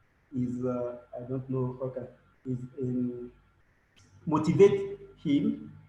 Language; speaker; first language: English; non-native, learner; French